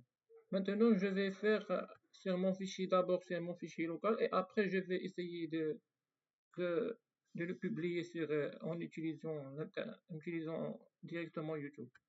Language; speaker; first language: French; non-native, fluent; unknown